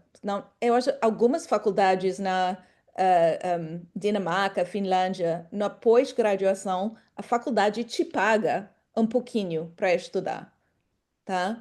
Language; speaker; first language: Portuguese; non-native, fluent; English